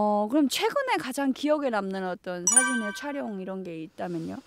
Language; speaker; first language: Korean; native; Korean